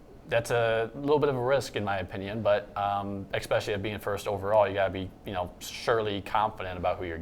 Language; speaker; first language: English; native; English